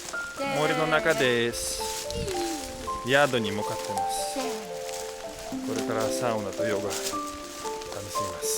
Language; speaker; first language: Japanese; non-native, fluent; Russian